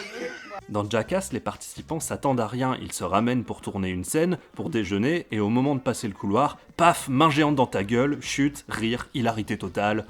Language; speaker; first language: French; native; French